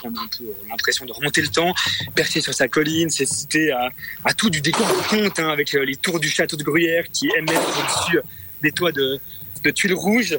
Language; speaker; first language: French; native; French